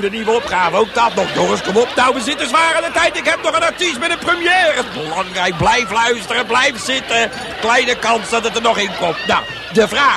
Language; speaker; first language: Dutch; native; Dutch